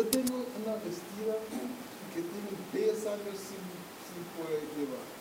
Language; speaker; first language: Spanish; non-native, fluent; English